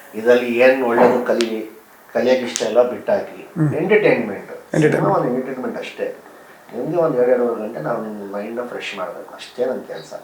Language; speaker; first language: Kannada; non-native, local second language; Urdu